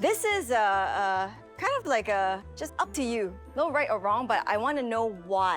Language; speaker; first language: English; native; English